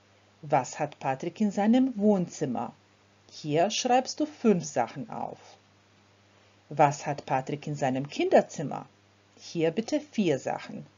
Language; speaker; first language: German; non-native, fluent; Croatian